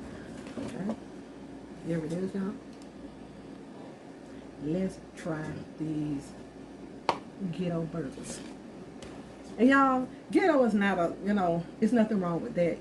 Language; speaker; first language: English; native; English